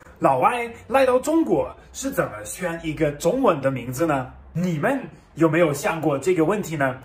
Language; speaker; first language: Chinese; non-native, fluent; German